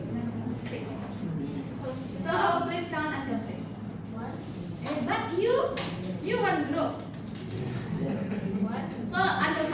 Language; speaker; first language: English; non-native, fluent; Indonesian